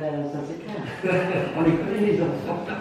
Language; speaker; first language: French; native; French